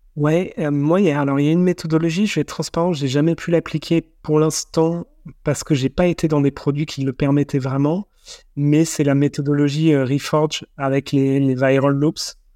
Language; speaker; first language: French; native; French